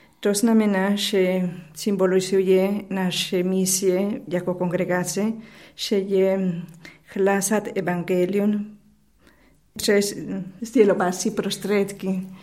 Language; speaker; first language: Czech; non-native, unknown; Spanish